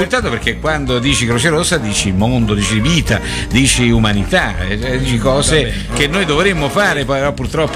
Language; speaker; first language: Italian; native; Italian